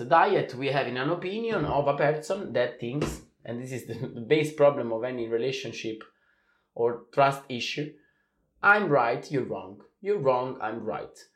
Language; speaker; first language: English; non-native, fluent; Italian